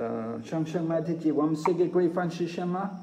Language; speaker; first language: Chinese; non-native, fluent; English